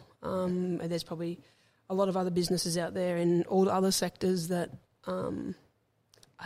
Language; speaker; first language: English; native; English